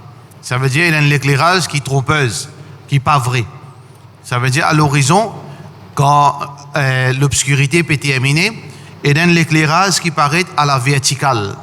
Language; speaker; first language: French; non-native, learner; Morisyen